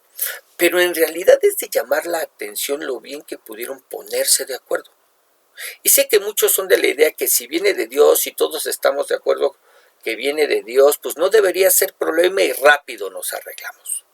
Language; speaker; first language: Spanish; native; Spanish